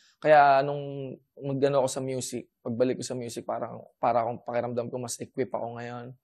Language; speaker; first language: Filipino; native; Filipino